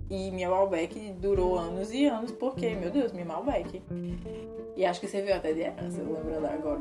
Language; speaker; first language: Portuguese; native; Portuguese